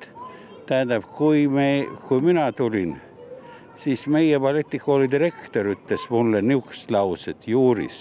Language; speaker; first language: Estonian; non-native, fluent; Latvian